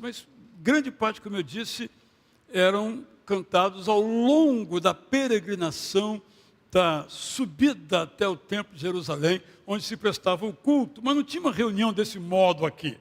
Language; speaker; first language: Portuguese; native; Portuguese